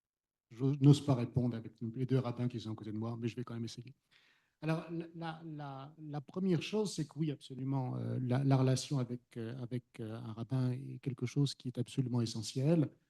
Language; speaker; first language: French; native; French